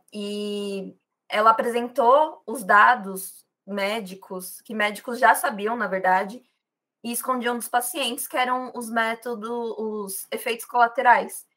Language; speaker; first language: Portuguese; native; Portuguese